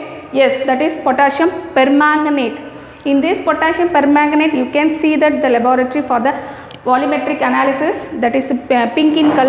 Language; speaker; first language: English; non-native, local second language; Tamil